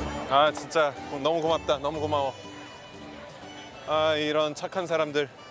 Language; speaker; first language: Korean; early bilingual, heritage; Korean